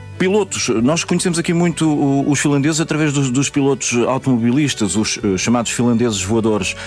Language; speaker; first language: Portuguese; native; Portuguese